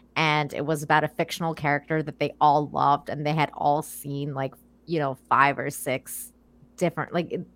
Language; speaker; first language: English; early bilingual, other home language; Persian